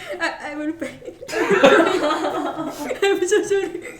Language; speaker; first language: English; non-native, learner; Japanese